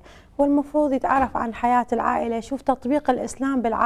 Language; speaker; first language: Arabic; native; Arabic